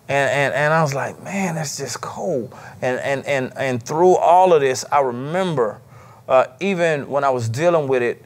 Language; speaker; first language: English; native; English